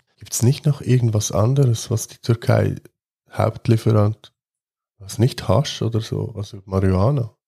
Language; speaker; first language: German; native; German